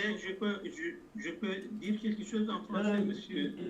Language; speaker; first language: French; non-native, fluent; Turkish